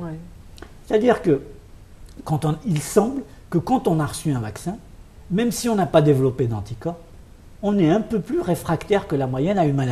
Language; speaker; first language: French; non-native, local second language; Arabic